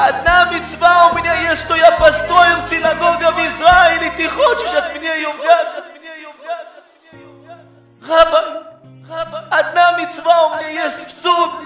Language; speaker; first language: Russian; early bilingual, heritage; Russian